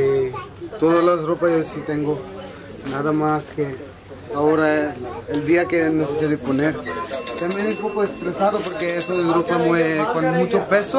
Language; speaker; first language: Spanish; non-native, learner; Hindi